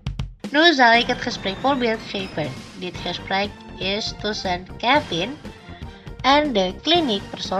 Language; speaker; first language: Dutch; non-native, fluent; Indonesian